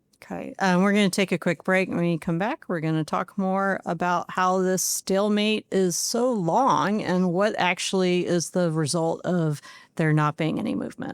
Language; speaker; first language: English; native; English